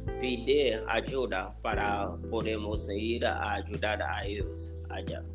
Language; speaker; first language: Spanish; non-native, learner; Haitian Creole